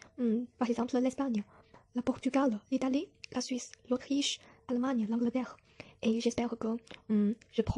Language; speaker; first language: French; non-native, learner; Chinese